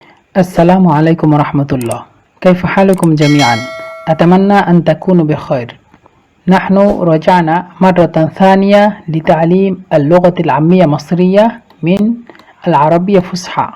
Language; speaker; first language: Arabic; non-native, fluent; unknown